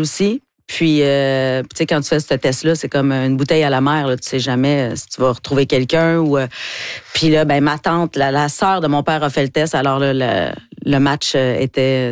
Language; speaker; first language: French; native; French